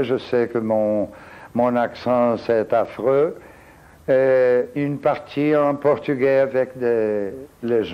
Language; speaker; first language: French; non-native, fluent; Portuguese